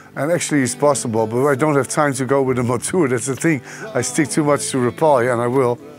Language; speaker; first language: English; non-native, fluent; Dutch